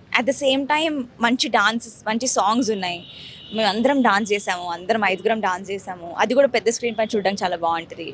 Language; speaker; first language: Telugu; native; Telugu